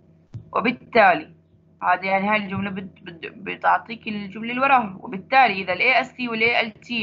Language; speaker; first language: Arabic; native; Arabic